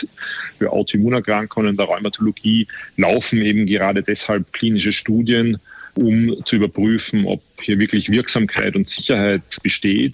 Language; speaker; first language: German; native; German